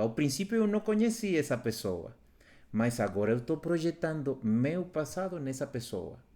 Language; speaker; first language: Portuguese; non-native, fluent; Spanish